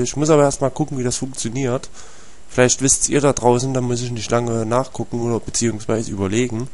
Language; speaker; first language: German; native; German